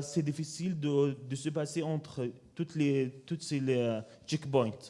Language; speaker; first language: French; non-native, learner; Arabic